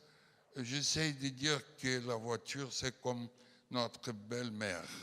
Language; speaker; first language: French; non-native, fluent; Portuguese